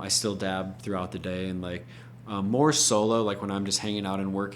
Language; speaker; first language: English; native; English